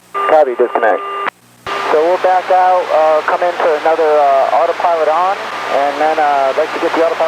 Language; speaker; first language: English; native; English